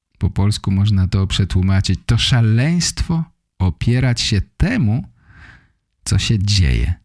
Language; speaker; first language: Polish; native; Polish